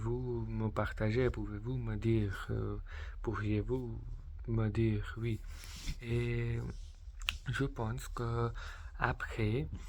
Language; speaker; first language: French; non-native, learner; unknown